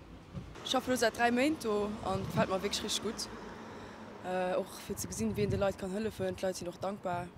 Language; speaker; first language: German; non-native, local second language; Luxembourgish